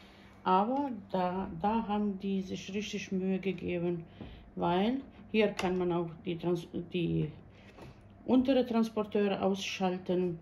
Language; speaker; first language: German; non-native, learner; Bosnian